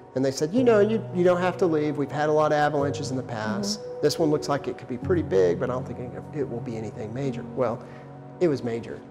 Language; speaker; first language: English; native; English